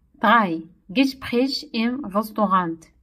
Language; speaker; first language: German; non-native, learner; Arabic